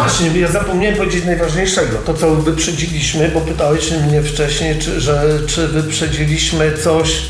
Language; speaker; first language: Polish; native; Polish